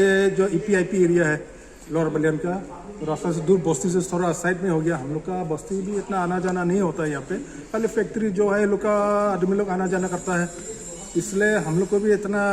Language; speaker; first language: Hindi; non-native, local second language; Khasi